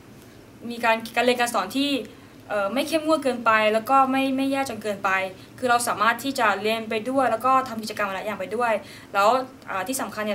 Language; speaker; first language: Thai; native; Thai